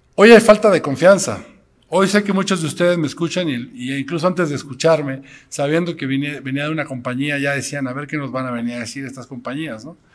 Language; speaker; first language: Spanish; native; Spanish